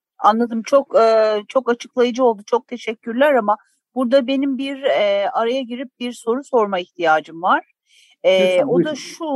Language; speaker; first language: Turkish; native; Turkish